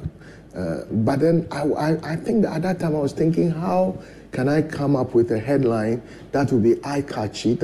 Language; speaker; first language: English; non-native, local second language; Ewe